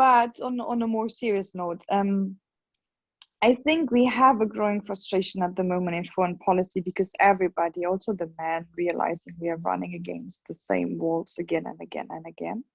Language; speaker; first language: English; non-native, fluent; German